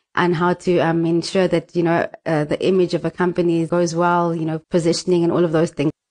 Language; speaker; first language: English; non-native, local second language; Northern Sotho